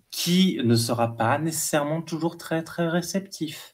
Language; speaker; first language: French; native; French